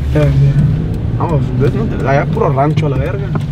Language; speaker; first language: English; early bilingual, other home language; Spanish